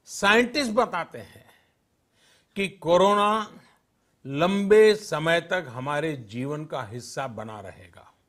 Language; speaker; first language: Hindi; non-native, local second language; Gujarati